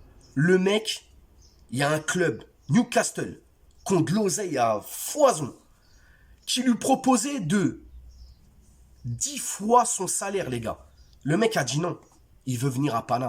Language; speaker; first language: French; native; French